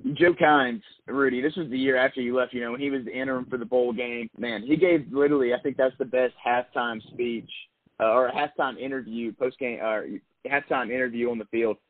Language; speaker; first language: English; native; English